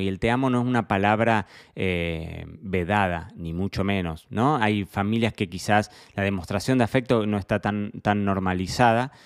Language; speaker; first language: Spanish; native; Spanish